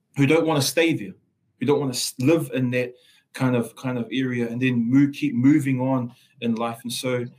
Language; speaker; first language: English; non-native, local second language; Samoan